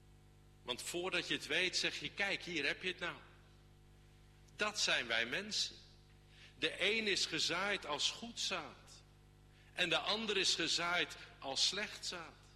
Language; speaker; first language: Dutch; native; Dutch